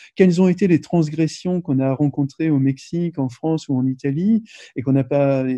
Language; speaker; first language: French; native; French